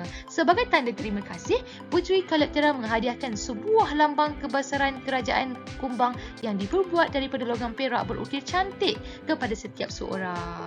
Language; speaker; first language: Malay; native; Malay